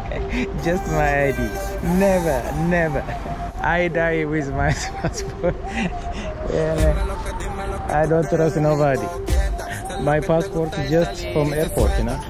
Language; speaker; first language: English; non-native, learner; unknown